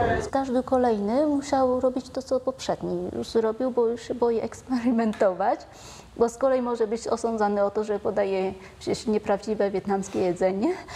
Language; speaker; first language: Polish; non-native, fluent; Vietnamese